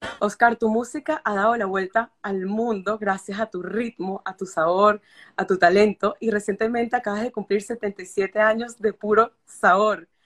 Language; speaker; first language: Spanish; native; Spanish